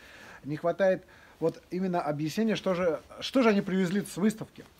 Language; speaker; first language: Russian; native; Russian